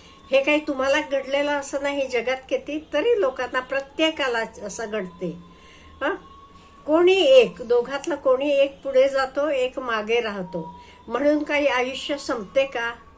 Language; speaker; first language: Marathi; non-native, fluent; Hindi